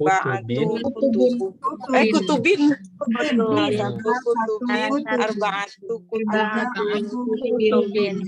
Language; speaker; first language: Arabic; non-native, learner; Indonesian